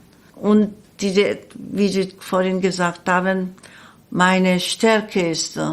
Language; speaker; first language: German; non-native, learner; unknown